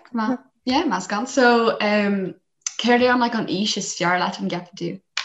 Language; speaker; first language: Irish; non-native, local second language; English